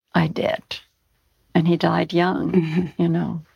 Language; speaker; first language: English; native; English